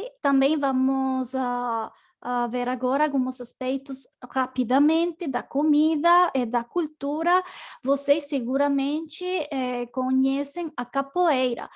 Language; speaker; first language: Portuguese; non-native, learner; Spanish